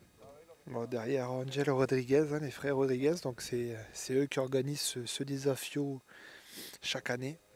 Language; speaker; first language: French; native; French